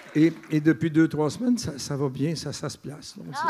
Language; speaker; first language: French; native; French